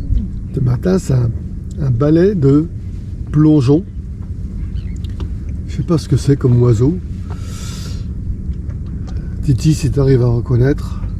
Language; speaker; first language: French; native; French